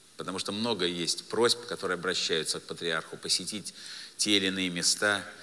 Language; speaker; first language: Russian; native; Russian